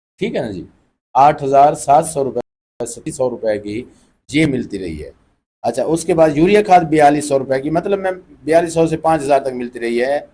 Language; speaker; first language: Urdu; non-native, local second language; Saraiki